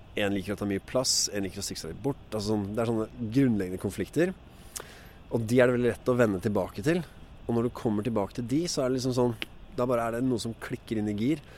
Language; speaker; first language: Norwegian; native; Norwegian